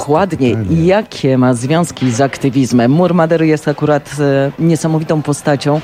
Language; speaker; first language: Polish; native; Polish